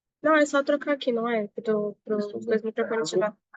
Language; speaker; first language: Portuguese; native; Portuguese